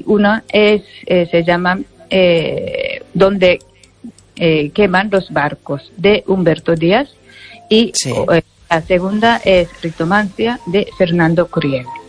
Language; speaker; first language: Spanish; non-native, fluent; Japanese